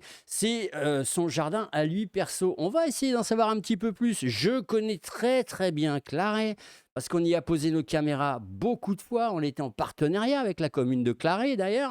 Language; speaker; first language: French; native; French